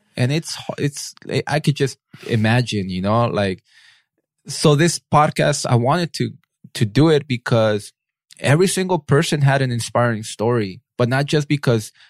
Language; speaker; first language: English; early bilingual, other home language; Spanish